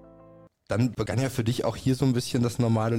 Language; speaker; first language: German; native; German